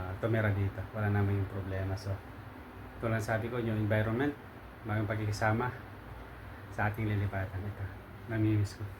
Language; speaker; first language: Filipino; native; Filipino